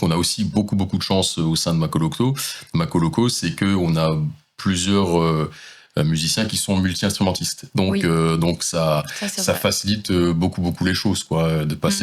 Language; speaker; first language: French; native; French